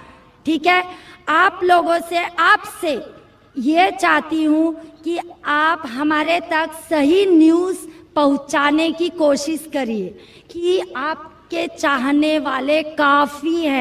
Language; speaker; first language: Hindi; non-native, local second language; Marathi